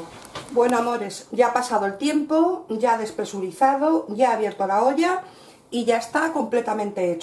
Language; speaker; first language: Spanish; native; Spanish